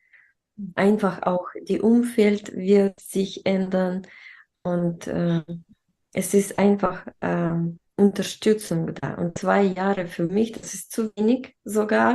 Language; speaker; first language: German; non-native, fluent; Russian